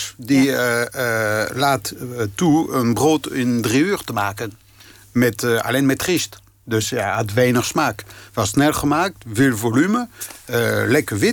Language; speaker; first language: Dutch; non-native, fluent; French